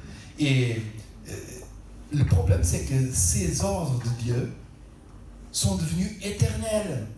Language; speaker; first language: French; non-native, local second language; Portuguese